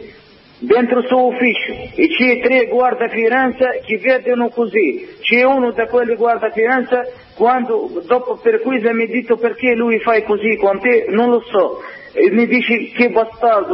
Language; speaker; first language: Italian; non-native, learner; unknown